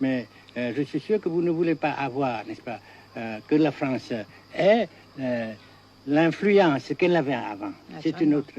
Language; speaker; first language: French; non-native, local second language; Vietnamese